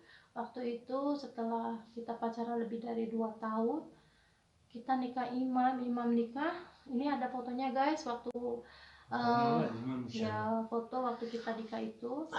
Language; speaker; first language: Indonesian; non-native, local second language; Javanese